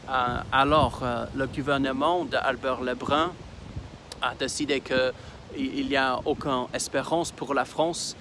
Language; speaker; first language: French; non-native, fluent; English